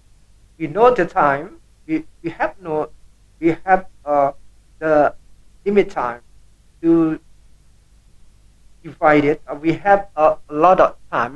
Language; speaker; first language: English; non-native, learner; Indonesian